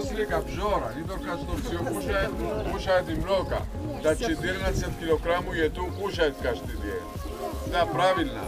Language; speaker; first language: Russian; non-native, learner; Greek